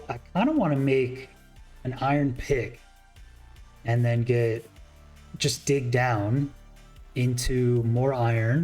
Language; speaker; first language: English; native; English